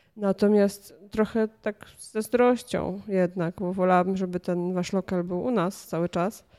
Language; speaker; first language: Polish; native; Polish